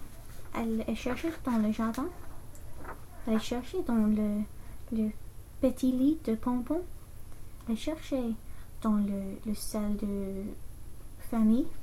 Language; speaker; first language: French; non-native, learner; English